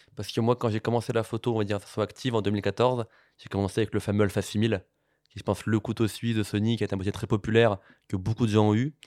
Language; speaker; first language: French; native; French